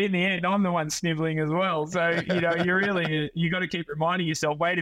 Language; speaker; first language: English; native; English